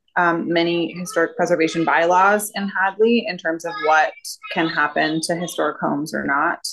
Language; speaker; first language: English; native; English